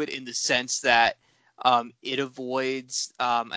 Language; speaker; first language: English; native; English